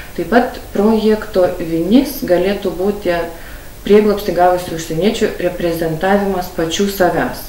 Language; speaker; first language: Lithuanian; non-native, local second language; Russian